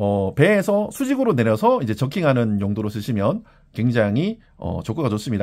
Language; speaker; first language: Korean; native; Korean